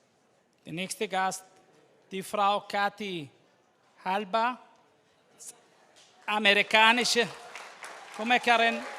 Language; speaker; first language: German; non-native, learner; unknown